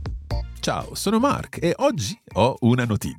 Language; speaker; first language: Italian; non-native, fluent; English